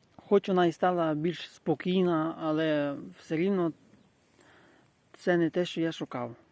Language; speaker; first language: Ukrainian; native; Ukrainian